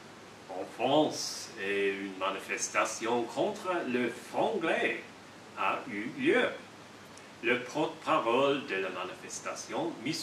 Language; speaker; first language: French; non-native, learner; English